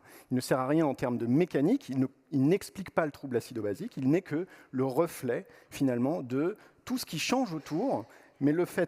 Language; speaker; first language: French; native; French